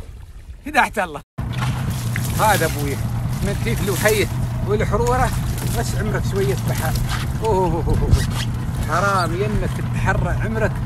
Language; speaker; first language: Arabic; native; Arabic